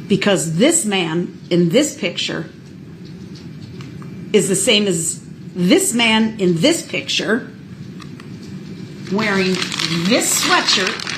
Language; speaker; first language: English; native; English